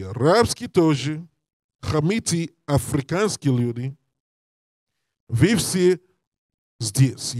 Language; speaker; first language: Russian; non-native, learner; English